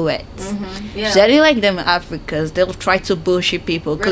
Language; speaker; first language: English; non-native, local second language; Yoruba